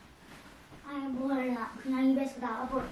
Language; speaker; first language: Korean; early bilingual, heritage; Korean